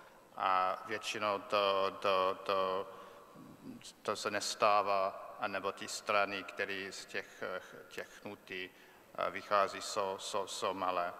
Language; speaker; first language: Czech; non-native, fluent; English